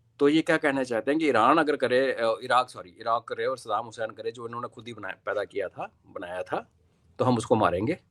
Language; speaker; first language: Hindi; non-native, local second language; Kashmiri